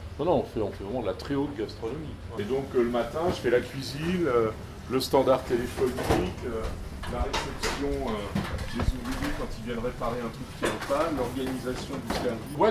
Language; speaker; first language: French; native; French